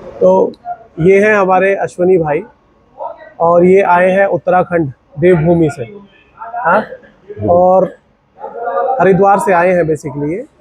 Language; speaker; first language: Hindi; native; Hindi